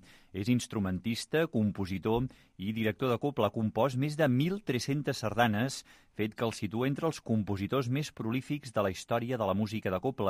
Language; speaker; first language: Catalan; native; Catalan